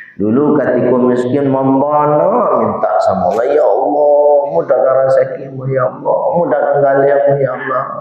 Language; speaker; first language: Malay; non-native, local second language; Minangkabau